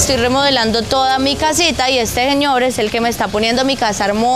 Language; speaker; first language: Spanish; native; Spanish